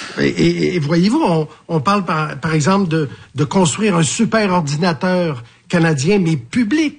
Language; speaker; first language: French; native; French